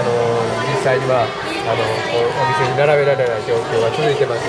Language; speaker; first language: Japanese; native; Japanese